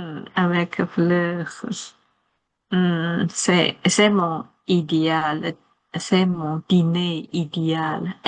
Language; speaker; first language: French; non-native, learner; Chinese